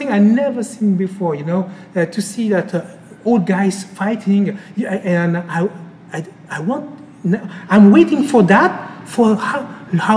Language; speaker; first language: English; non-native, fluent; French